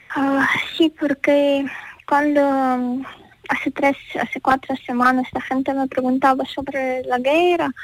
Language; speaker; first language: Spanish; non-native, learner; Ukrainian